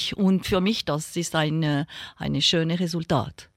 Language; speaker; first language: German; non-native, local second language; French